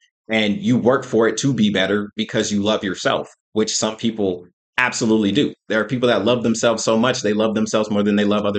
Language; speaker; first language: English; native; English